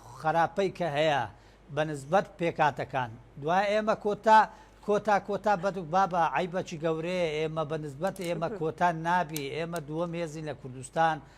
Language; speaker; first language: Central Kurdish; non-native, local second language; Turkish